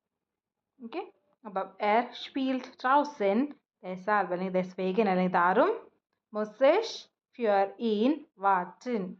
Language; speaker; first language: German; non-native, fluent; Malayalam